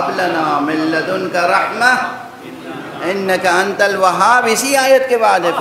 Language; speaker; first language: Urdu; native; Urdu